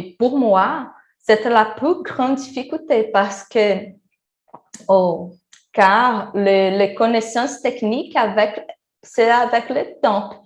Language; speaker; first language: French; non-native, learner; Portuguese